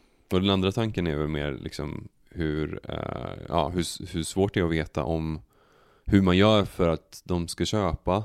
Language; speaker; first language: Swedish; native; Swedish